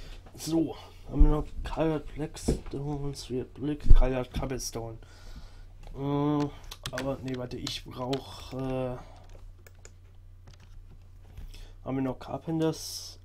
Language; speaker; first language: German; native; German